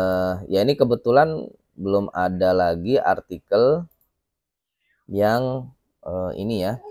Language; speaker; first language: Indonesian; native; Indonesian